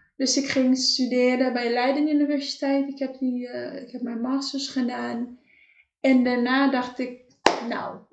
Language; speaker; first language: Dutch; non-native, fluent; Kabuverdianu